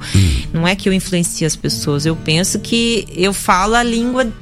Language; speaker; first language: Portuguese; non-native, local second language; Russian